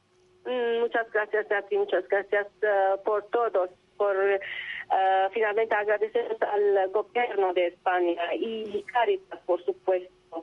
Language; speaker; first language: Spanish; non-native, learner; Arabic